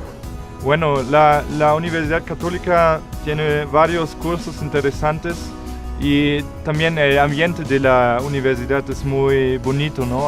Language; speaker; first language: Spanish; non-native, fluent; German